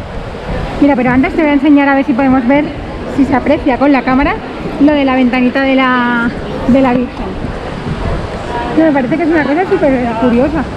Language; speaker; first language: Spanish; native; Spanish